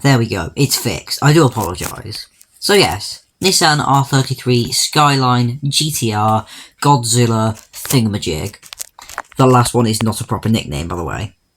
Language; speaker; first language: English; native; English